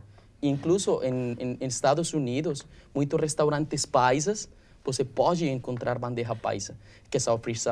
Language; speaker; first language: Portuguese; non-native, learner; Spanish